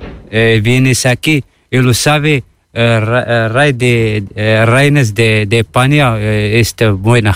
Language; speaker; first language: Spanish; non-native, learner; Arabic